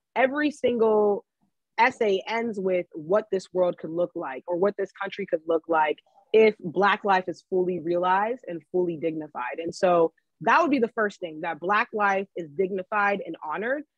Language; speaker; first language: English; native; English